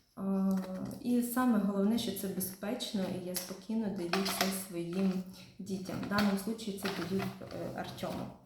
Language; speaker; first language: Ukrainian; non-native, local second language; Russian